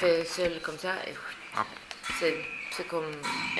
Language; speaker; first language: French; non-native, learner; Norwegian